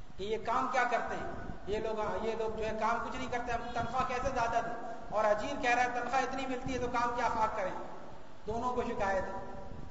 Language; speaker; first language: Urdu; native; Urdu